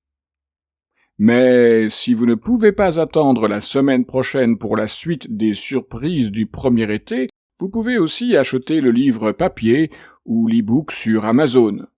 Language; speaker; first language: French; native; French